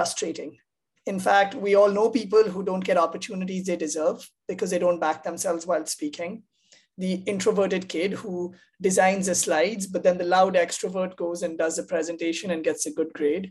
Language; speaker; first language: English; non-native, local second language; Hindi